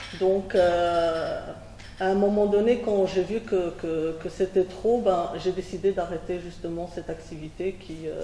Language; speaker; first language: French; non-native, local second language; Arabic